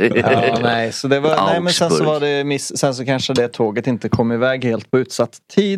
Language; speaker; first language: Swedish; native; Swedish